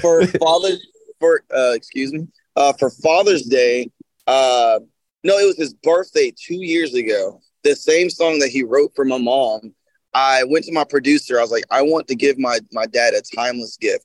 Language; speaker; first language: English; native; English